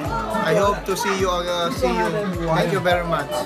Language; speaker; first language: English; non-native, local second language; Filipino